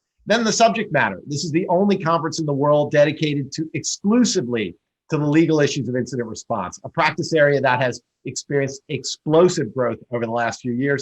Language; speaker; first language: English; native; English